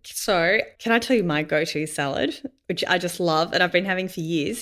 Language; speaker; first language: English; native; English